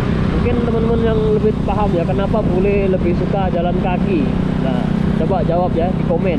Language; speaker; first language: Indonesian; native; Indonesian